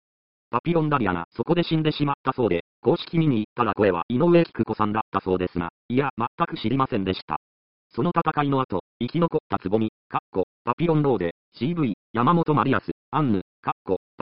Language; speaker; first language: Japanese; native; Japanese